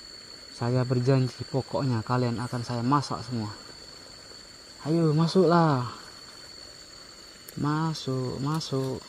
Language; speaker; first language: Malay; non-native, local second language; Javanese